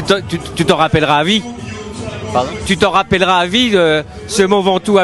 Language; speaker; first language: French; native; French